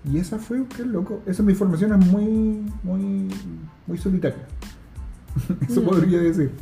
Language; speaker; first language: Spanish; native; Spanish